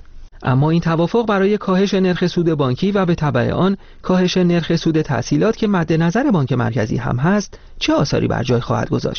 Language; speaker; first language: Persian; native; Persian